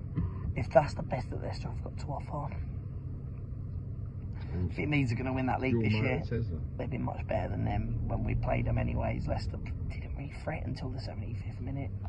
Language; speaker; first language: English; native; English